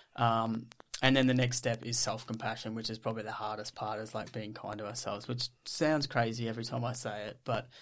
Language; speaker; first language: English; native; English